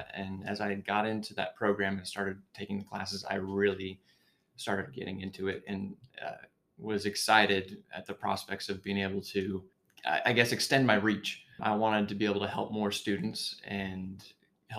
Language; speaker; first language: English; native; English